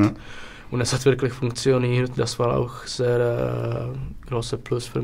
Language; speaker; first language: German; non-native, learner; Czech